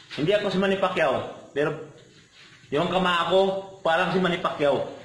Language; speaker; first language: Filipino; non-native, local second language; Cebuano